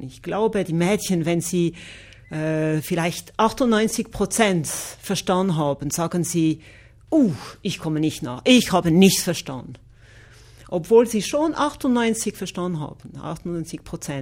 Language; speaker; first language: German; non-native, local second language; French